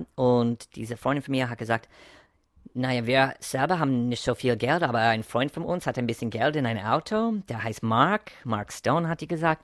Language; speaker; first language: German; non-native, fluent; English